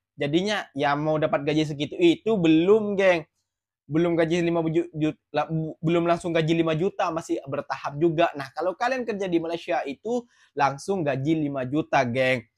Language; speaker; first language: Indonesian; native; Indonesian